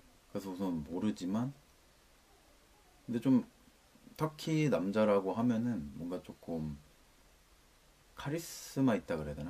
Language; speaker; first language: Korean; native; Korean